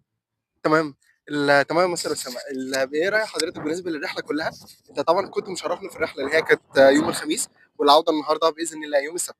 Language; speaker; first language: Arabic; native; Arabic